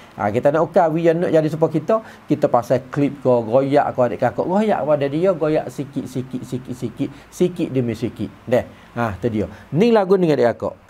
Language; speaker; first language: Malay; native; Malay